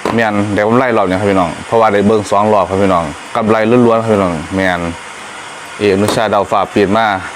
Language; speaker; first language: Thai; native; Thai